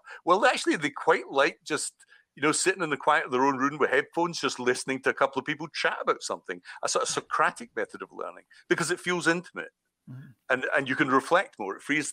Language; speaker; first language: English; native; English